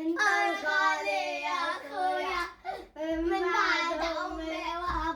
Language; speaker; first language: Arabic; native; Arabic